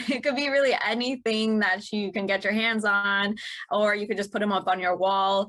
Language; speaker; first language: English; native; English